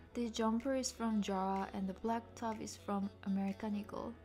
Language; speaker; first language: English; non-native, fluent; Korean